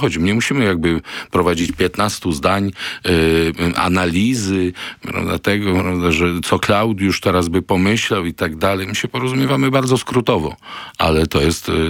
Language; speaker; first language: Polish; non-native, local second language; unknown